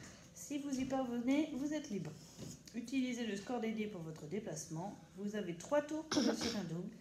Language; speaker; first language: French; native; French